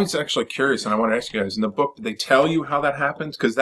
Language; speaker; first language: English; native; English